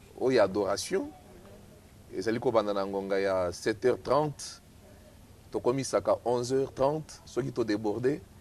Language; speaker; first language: Lingala; native; Lingala